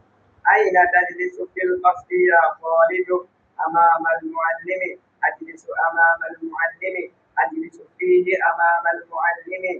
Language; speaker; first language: Arabic; non-native, learner; Bangla